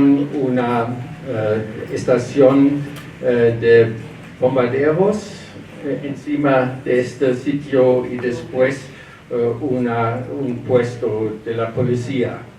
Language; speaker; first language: Spanish; non-native, learner; German